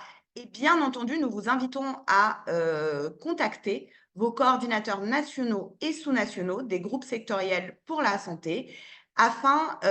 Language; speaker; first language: French; native; French